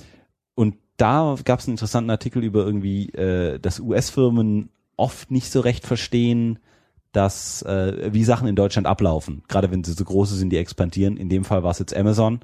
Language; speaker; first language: German; native; German